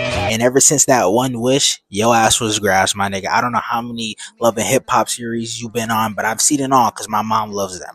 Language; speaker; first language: English; native; English